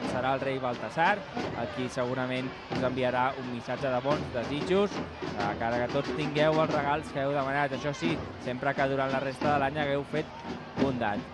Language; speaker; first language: Catalan; native; Catalan